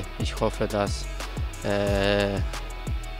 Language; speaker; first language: German; non-native, learner; Polish